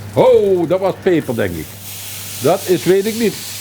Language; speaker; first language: Dutch; native; Dutch